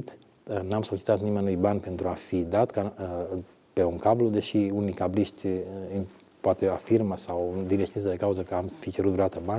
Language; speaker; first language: Romanian; native; Romanian